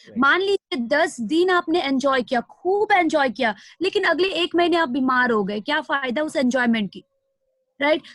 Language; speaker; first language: Hindi; non-native, local second language; Nepali